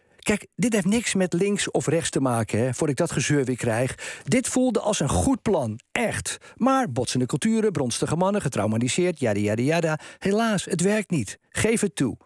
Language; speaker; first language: Dutch; native; Dutch